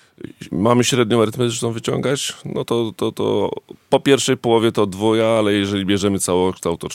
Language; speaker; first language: Polish; native; Polish